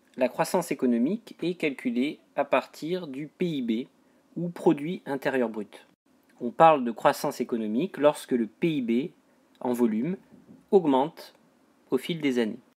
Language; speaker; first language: French; native; French